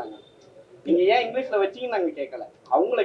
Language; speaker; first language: Tamil; native; Tamil